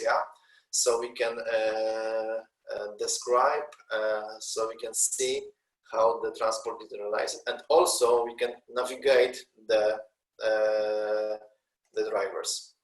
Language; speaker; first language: English; non-native, learner; Polish